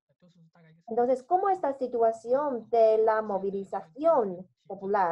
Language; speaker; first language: Spanish; non-native, learner; Chinese